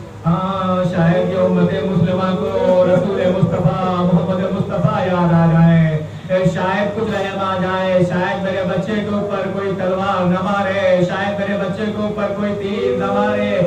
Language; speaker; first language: Urdu; native; Urdu